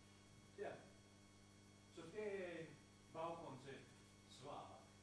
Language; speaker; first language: Danish; non-native, fluent; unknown